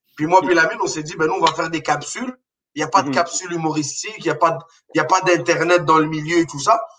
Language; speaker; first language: French; non-native, local second language; Arabic